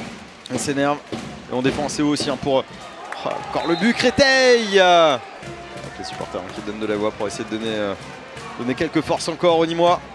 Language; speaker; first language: French; native; French